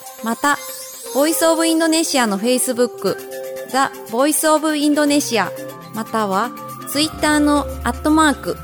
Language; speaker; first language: Japanese; non-native, fluent; Indonesian